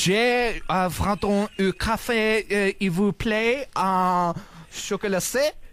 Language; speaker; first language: French; non-native, learner; English